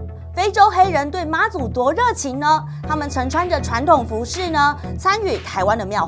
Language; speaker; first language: Chinese; native; Chinese